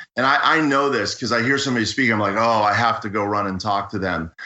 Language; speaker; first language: English; native; English